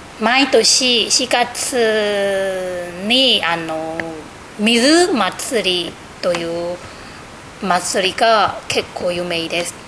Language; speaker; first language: Japanese; non-native, fluent; Burmese